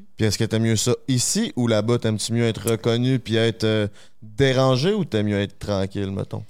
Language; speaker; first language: French; native; French